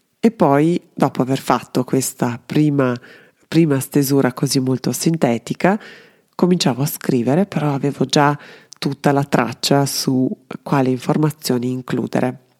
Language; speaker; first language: Italian; non-native, fluent; Serbian